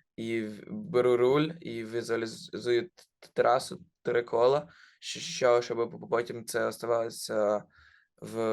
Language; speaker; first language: Ukrainian; non-native, local second language; Russian